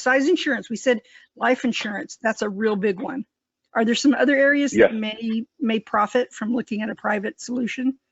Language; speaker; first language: English; native; English